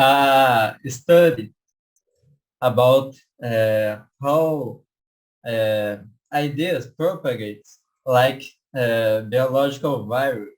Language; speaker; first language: English; non-native, learner; Portuguese